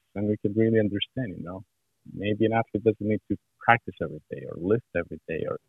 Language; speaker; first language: English; non-native, fluent; Serbian